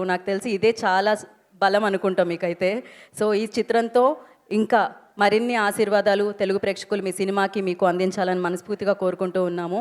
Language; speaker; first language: Telugu; native; Telugu